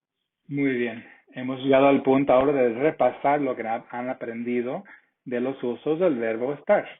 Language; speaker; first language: Spanish; non-native, fluent; English